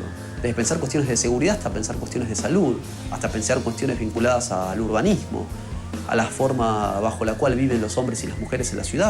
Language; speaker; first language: Spanish; native; Spanish